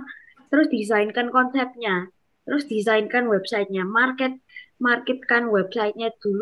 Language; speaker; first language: Indonesian; non-native, local second language; English